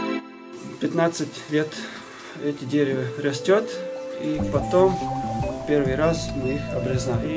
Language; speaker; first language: Russian; non-native, local second language; Latvian